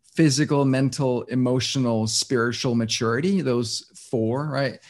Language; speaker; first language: English; non-native, fluent; Danish